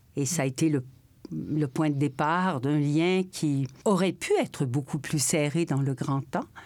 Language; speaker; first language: French; native; French